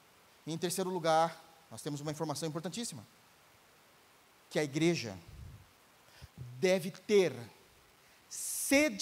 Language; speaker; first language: Portuguese; native; Portuguese